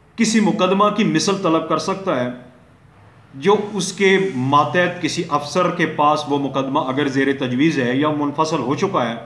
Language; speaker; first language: Urdu; native; Urdu